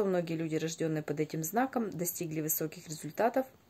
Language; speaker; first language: Russian; native; Russian